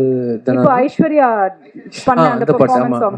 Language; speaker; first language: Tamil; native; Tamil